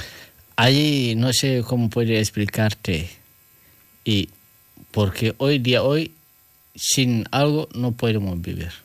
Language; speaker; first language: Spanish; non-native, learner; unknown